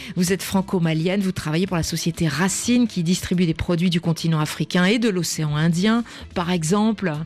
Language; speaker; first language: French; native; French